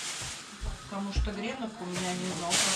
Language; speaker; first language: Russian; native; Russian